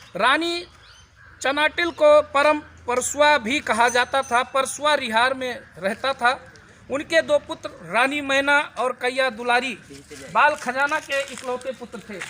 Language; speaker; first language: Hindi; native; Hindi